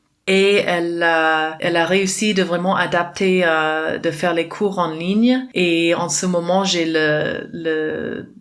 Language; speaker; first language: French; non-native, fluent; English